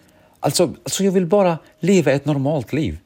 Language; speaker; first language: Swedish; early bilingual, other home language; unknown